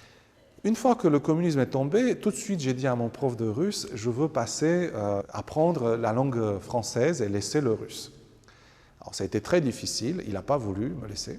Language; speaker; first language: French; non-native, fluent; Romanian